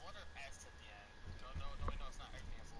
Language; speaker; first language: English; native; English